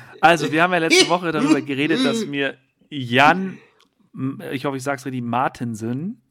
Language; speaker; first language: German; native; German